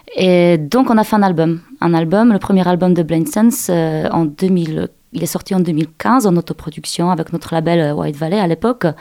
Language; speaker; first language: French; non-native, fluent; Polish